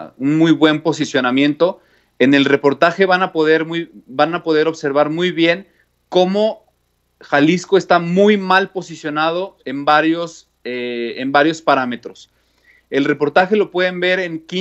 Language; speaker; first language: Spanish; native; Spanish